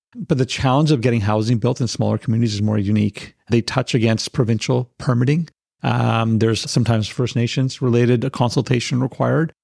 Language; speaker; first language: English; native; English